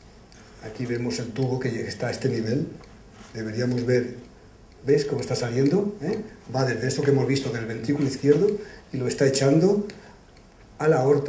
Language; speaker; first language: Spanish; native; Spanish